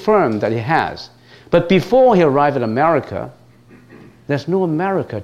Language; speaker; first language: English; non-native, local second language; Cantonese